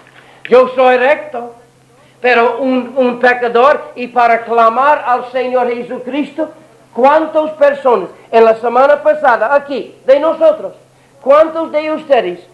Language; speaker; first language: Portuguese; non-native, learner; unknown